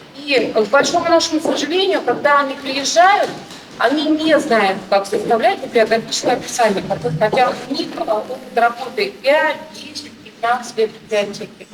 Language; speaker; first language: Russian; native; Russian